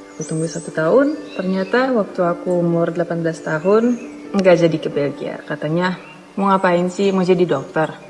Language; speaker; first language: Indonesian; non-native, fluent; Dutch